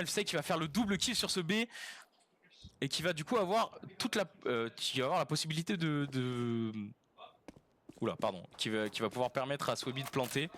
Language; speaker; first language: French; native; French